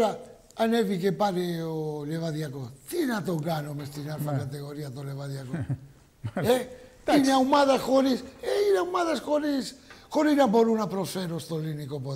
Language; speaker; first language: Greek; early bilingual, heritage; Greek